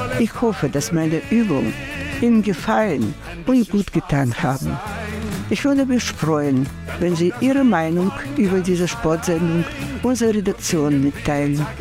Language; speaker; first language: German; non-native, fluent; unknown